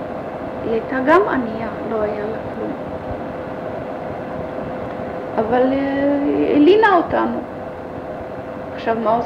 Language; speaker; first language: Hebrew; early bilingual, other home language; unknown